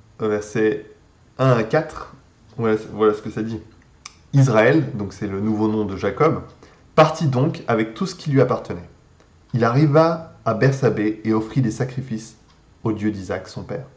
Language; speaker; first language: French; native; French